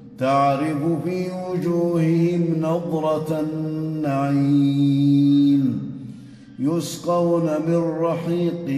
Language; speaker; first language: Arabic; native; Arabic